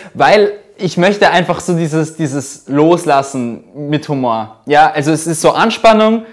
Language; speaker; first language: German; early bilingual, other home language; Russian